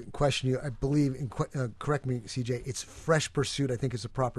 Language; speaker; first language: English; native; English